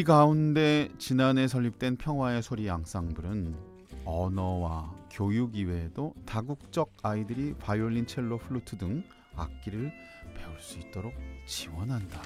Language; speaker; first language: Korean; native; Korean